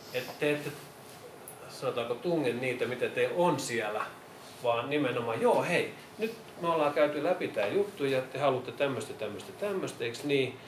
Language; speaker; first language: Finnish; native; Finnish